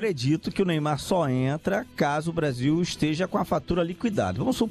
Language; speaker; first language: Portuguese; native; Portuguese